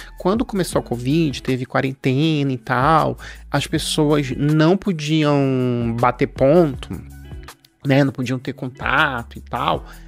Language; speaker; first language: Portuguese; native; Portuguese